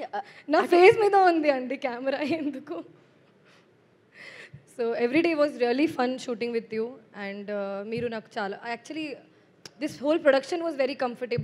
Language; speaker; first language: Telugu; non-native, learner; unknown